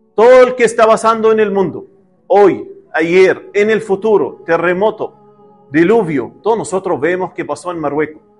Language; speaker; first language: Spanish; non-native, learner; Arabic